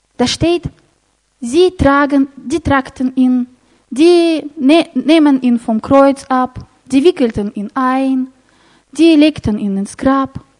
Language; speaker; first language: German; non-native, fluent; Russian